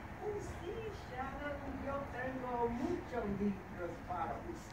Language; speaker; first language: Spanish; non-native, learner; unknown